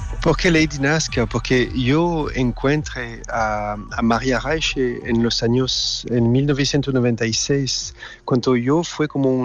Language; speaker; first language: Spanish; non-native, learner; French